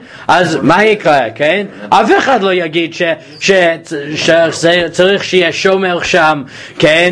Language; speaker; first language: Hebrew; non-native, fluent; English